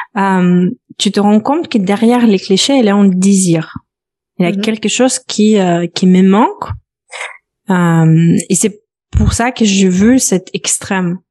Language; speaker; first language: French; non-native, fluent; Russian